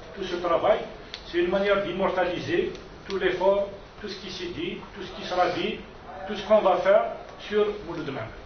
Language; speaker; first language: French; non-native, local second language; Kabyle